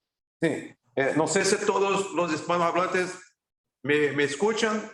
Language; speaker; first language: Spanish; non-native, fluent; Portuguese